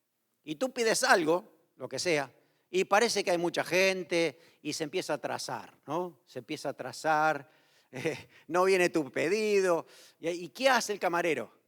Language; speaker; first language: Spanish; native; Spanish